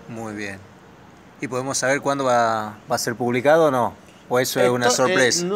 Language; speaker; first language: Spanish; native; Spanish